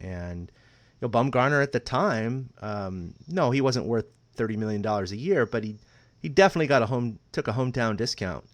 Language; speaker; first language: English; native; English